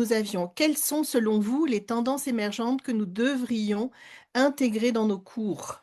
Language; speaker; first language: French; non-native, fluent; Spanish